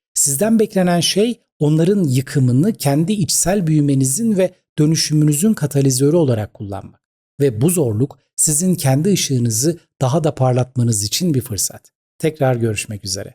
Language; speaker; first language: Turkish; native; Turkish